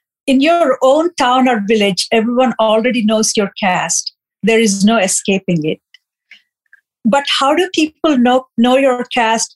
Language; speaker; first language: English; non-native, local second language; Telugu